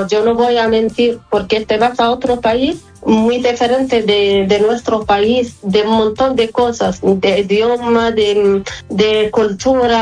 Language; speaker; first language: Spanish; non-native, fluent; Arabic